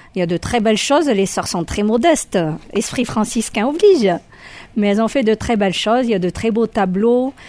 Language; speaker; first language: French; native; French